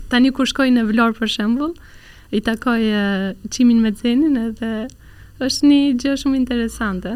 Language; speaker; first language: Albanian; early bilingual, heritage; Albanian